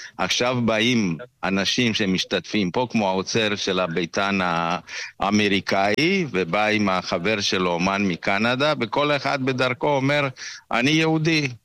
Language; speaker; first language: Hebrew; non-native, fluent; Romanian